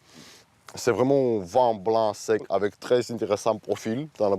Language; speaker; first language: French; non-native, fluent; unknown